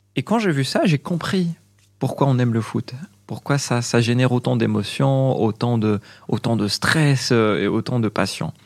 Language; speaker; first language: French; non-native, local second language; Arabic